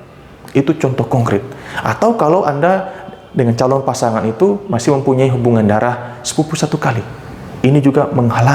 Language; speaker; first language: Indonesian; native; Indonesian